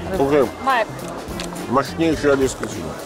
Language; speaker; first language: Ukrainian; non-native, learner; Italian